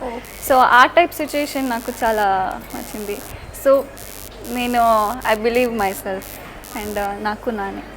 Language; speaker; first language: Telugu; non-native, learner; Kannada